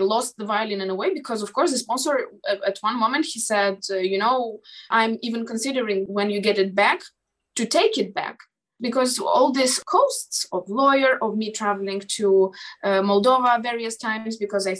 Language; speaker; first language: English; non-native, fluent; Romanian